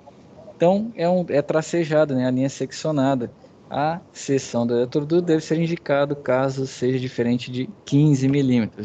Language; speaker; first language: Portuguese; native; Portuguese